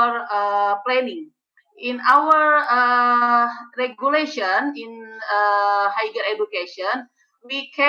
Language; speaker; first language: English; non-native, learner; Indonesian